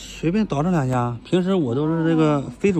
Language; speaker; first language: Chinese; native; Chinese